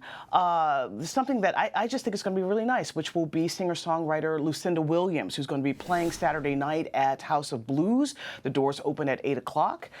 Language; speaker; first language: English; native; English